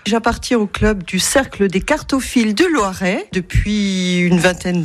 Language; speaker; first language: French; native; French